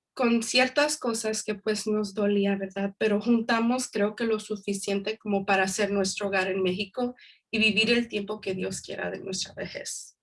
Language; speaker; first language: Spanish; early bilingual, heritage; Spanish